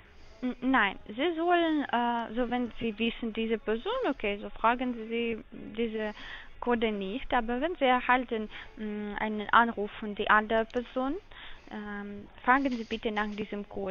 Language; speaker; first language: German; non-native, learner; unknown